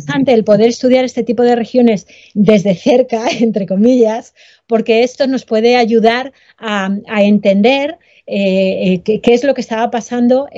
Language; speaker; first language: Spanish; native; Spanish